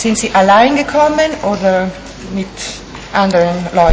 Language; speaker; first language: German; non-native, fluent; Italian